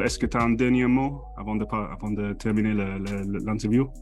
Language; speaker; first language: French; non-native, fluent; English